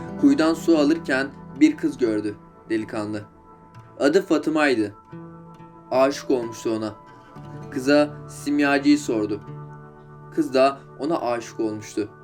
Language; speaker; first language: Turkish; native; Turkish